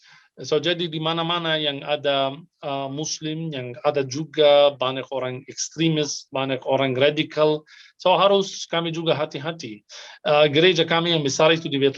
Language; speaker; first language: Indonesian; non-native, fluent; Arabic